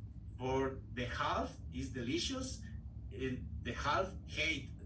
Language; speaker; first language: English; non-native, learner; Spanish